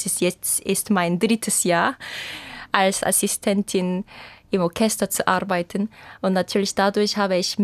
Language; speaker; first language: German; non-native, fluent; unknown